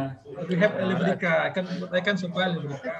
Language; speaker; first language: English; non-native, learner; Indonesian